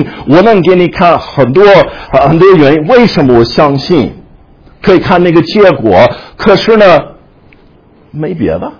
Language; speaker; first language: Chinese; non-native, fluent; English